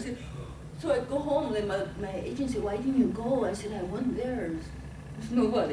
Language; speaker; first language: English; non-native, fluent; Chinese